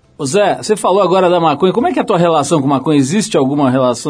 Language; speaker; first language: Portuguese; native; Portuguese